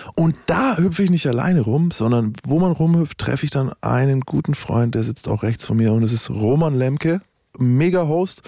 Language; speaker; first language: German; native; German